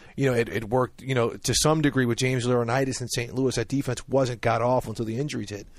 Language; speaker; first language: English; native; English